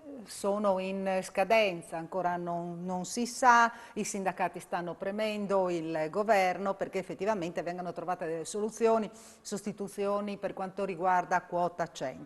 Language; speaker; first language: Italian; native; Italian